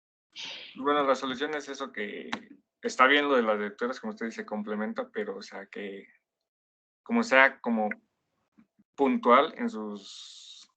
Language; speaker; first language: Spanish; native; Spanish